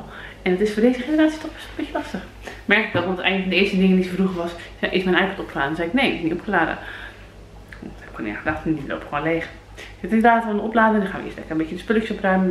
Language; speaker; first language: Dutch; native; Dutch